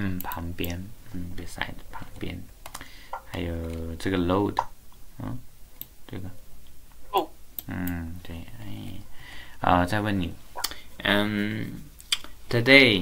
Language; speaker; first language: Chinese; native; Chinese